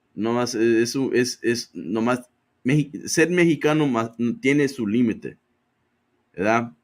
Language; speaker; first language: Spanish; early bilingual, other home language; English